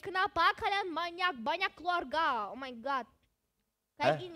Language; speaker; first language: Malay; non-native, learner; German